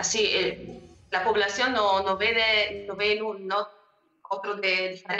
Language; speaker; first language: Spanish; non-native, learner; Italian